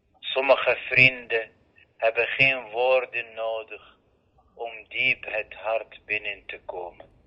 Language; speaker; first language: Dutch; non-native, fluent; Arabic